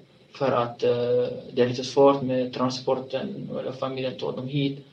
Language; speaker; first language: Swedish; non-native, fluent; Tigrinya